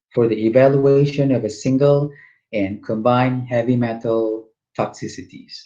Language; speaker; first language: English; non-native, local second language; Malay